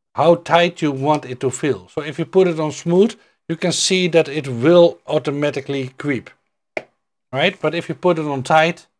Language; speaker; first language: English; non-native, fluent; Dutch